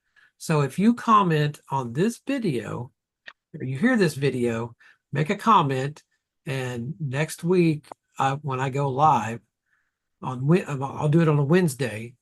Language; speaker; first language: English; native; English